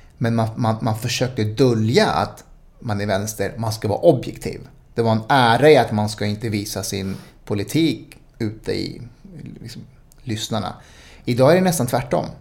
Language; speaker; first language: Swedish; early bilingual, other home language; Spanish